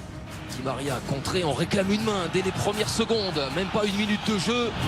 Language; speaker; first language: French; native; French